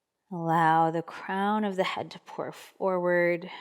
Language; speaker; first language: English; native; English